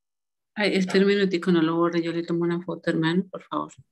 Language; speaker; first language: Spanish; native; Spanish